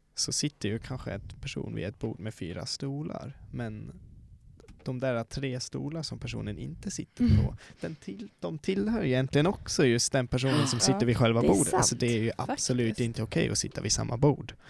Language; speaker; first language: Swedish; non-native, fluent; Swiss German